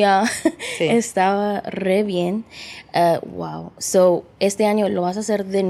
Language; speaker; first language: Spanish; early bilingual, heritage; English